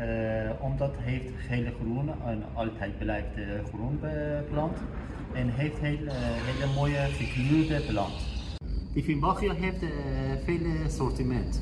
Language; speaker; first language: Dutch; non-native, learner; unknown